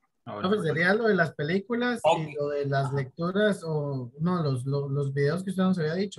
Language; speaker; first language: Spanish; native; Spanish